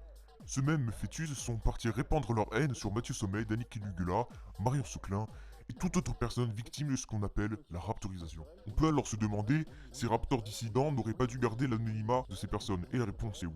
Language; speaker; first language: French; native; French